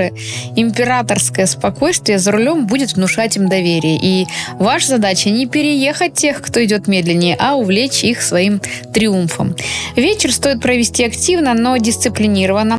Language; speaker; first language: Russian; native; Russian